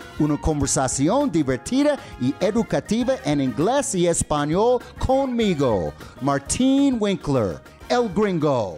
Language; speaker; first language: Spanish; non-native, fluent; English